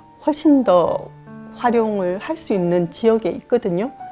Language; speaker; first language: Korean; native; Korean